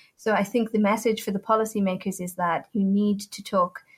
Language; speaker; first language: English; non-native, fluent; Italian